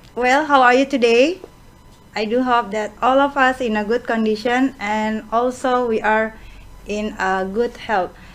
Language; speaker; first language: English; non-native, fluent; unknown